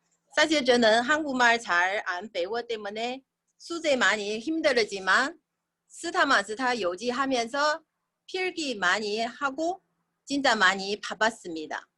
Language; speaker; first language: Korean; non-native, learner; Chinese